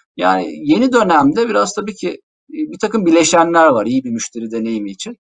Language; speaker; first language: Turkish; native; Turkish